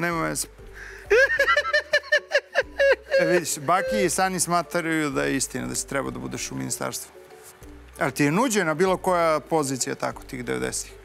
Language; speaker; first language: Serbian; native; Serbian